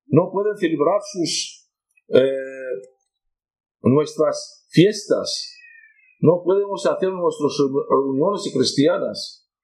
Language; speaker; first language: Spanish; non-native, fluent; Arabic